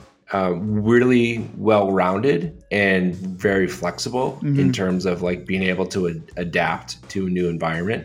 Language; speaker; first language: English; native; English